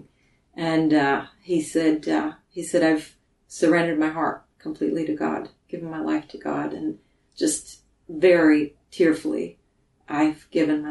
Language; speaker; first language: English; native; English